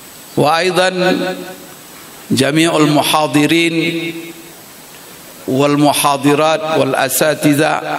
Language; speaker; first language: Arabic; non-native, fluent; Indonesian